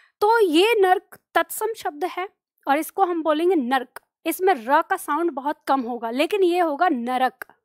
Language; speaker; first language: Hindi; native; Hindi